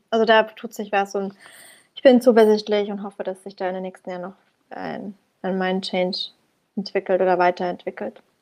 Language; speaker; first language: German; early bilingual, other home language; Persian